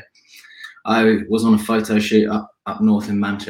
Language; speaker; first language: English; native; English